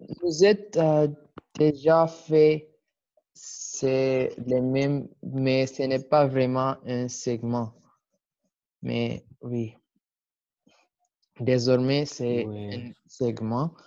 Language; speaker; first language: French; non-native, learner; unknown